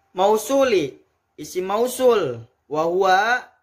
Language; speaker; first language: Arabic; non-native, learner; Indonesian